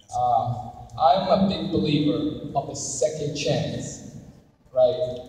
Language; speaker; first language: English; non-native, fluent; Somali